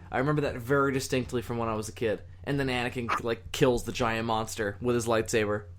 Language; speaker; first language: English; native; English